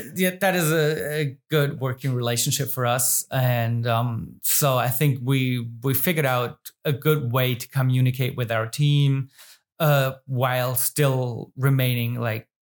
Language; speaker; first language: English; non-native, fluent; German